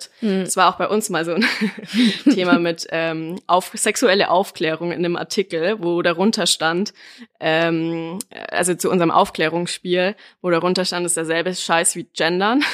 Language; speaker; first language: German; native; German